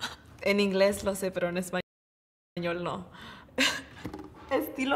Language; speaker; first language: Spanish; non-native, learner; English